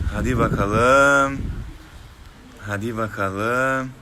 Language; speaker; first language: Turkish; non-native, learner; Portuguese